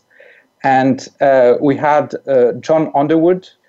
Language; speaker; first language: English; non-native, fluent; French